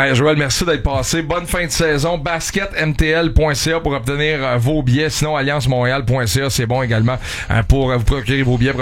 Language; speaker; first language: French; native; French